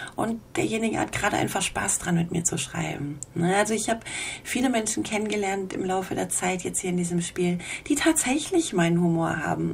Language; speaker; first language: German; native; German